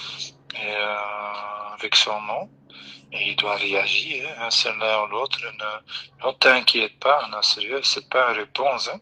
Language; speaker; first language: French; non-native, fluent; Dutch